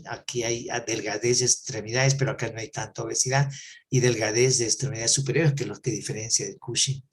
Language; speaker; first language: Spanish; native; Spanish